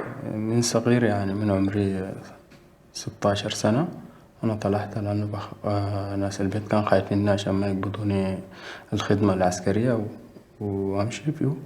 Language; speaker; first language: Arabic; native; Arabic